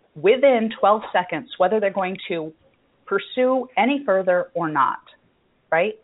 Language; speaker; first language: English; native; English